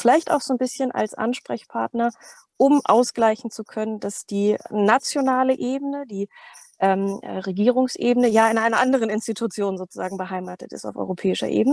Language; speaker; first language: German; native; German